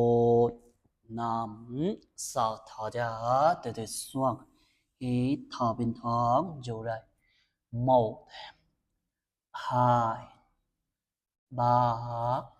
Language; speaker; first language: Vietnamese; non-native, learner; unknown